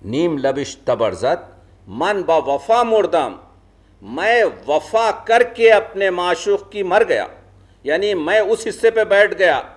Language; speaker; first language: Urdu; native; Urdu